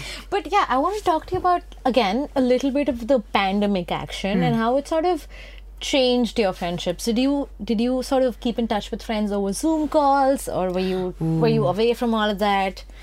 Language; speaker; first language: English; non-native, local second language; Hindi